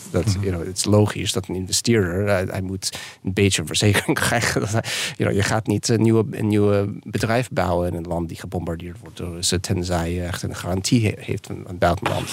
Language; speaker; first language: Dutch; non-native, fluent; English